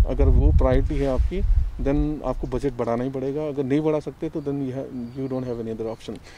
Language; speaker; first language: Hindi; native; Hindi